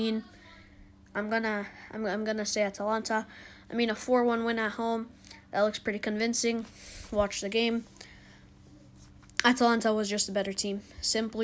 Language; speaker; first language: English; native; English